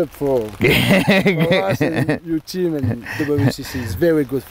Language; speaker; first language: English; non-native, learner; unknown